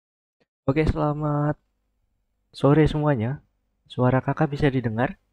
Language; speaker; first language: Indonesian; native; Indonesian